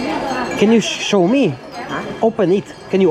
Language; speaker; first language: English; non-native, learner; Slovak